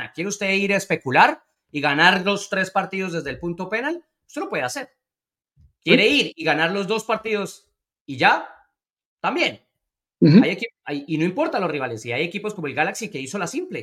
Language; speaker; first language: Spanish; native; Spanish